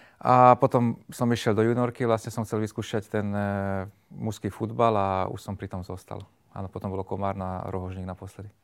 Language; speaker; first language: Slovak; non-native, local second language; Hungarian